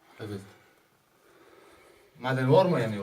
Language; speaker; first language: Turkish; non-native, learner; Arabic